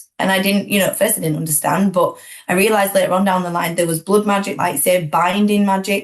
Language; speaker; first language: English; native; English